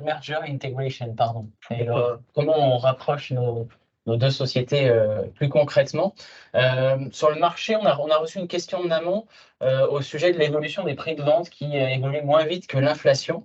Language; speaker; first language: French; native; French